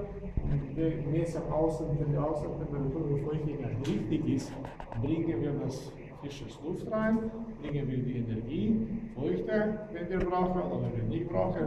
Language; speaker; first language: German; non-native, fluent; Slovenian